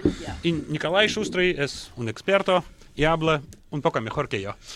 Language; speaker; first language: Spanish; non-native, learner; Russian